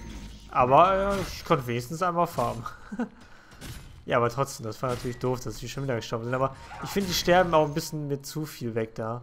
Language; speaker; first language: German; native; German